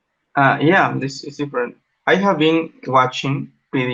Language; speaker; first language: English; non-native, learner; Spanish